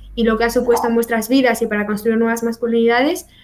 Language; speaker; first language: Spanish; native; Spanish